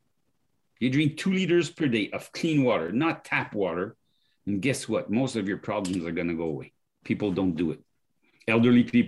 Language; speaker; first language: English; non-native, fluent; French